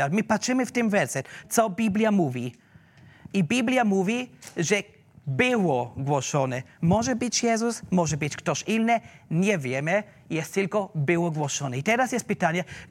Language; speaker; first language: Polish; non-native, learner; German